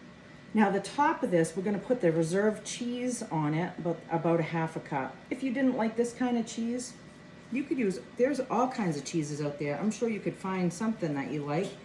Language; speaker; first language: English; native; English